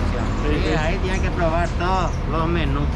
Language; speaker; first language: Spanish; native; Spanish